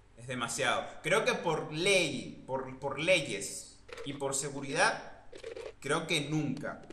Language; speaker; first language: Spanish; native; Spanish